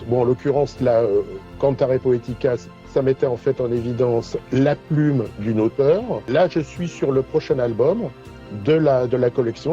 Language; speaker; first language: French; native; French